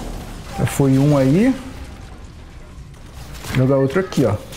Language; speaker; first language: Portuguese; native; Portuguese